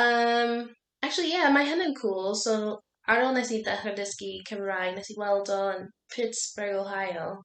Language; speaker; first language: Welsh; non-native, learner; English